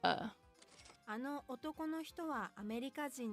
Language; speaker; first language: Japanese; non-native, learner; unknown